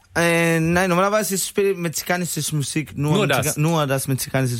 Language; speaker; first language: German; non-native, learner; Spanish